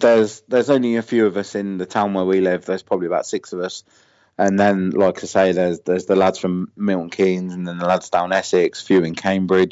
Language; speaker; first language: English; native; English